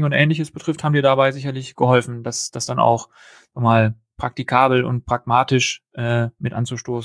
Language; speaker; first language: German; native; German